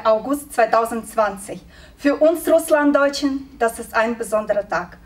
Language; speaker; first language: German; non-native, fluent; Russian